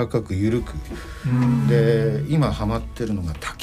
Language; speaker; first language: Japanese; native; Japanese